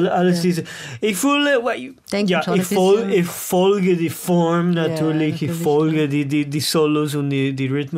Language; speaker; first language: German; non-native, learner; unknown